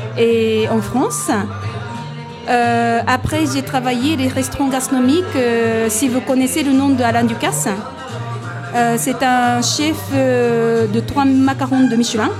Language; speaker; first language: French; non-native, learner; Japanese